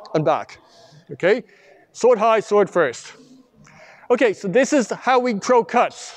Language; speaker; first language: English; native; English